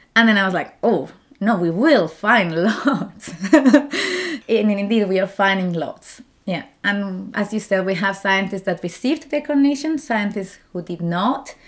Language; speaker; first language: English; non-native, fluent; Spanish